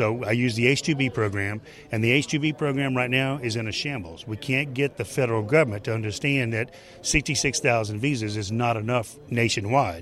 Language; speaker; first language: English; native; English